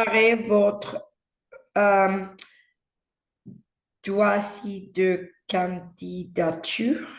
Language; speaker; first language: French; non-native, learner; Spanish